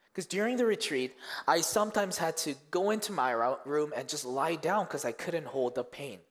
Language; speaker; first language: English; early bilingual, other home language; Korean